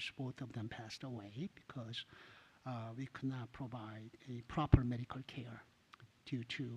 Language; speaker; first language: English; non-native, fluent; Korean